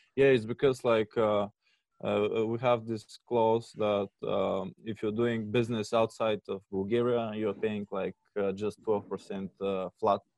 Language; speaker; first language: English; non-native, fluent; Bulgarian